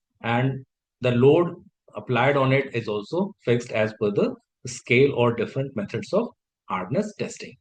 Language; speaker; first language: English; non-native, local second language; Hindi